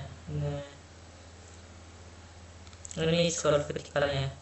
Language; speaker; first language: Indonesian; native; Indonesian